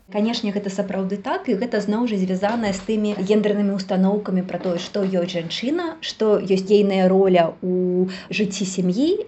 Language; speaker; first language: Belarusian; native; Belarusian